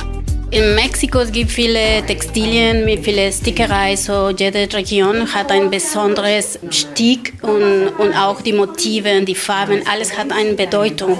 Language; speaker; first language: German; non-native, learner; Spanish